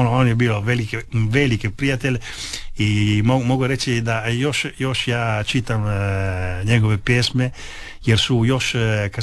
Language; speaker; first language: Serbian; early bilingual, heritage; Italian